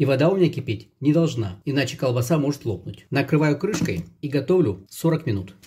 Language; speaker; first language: Russian; native; Russian